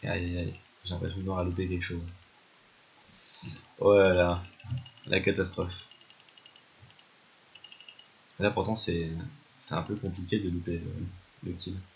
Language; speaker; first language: French; native; French